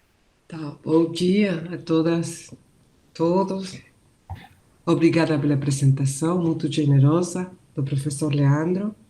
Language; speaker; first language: Portuguese; non-native, learner; Spanish